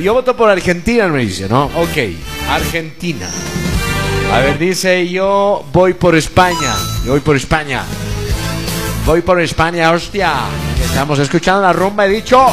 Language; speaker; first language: Spanish; native; Spanish